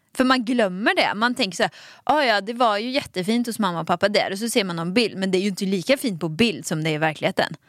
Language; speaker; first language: Swedish; native; Swedish